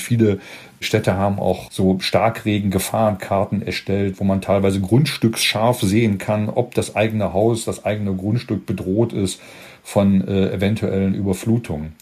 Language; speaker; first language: German; native; German